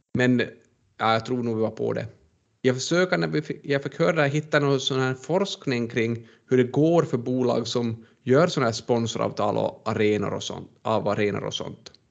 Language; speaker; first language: Swedish; native; Swedish